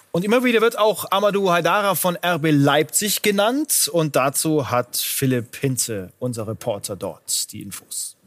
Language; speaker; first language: German; native; German